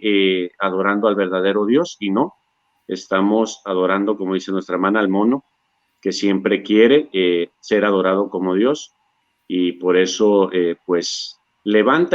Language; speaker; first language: Spanish; native; Spanish